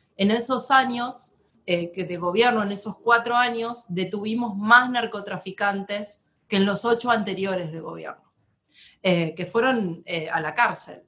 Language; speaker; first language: Spanish; native; Spanish